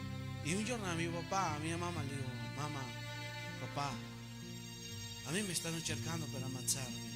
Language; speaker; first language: Italian; non-native, fluent; Spanish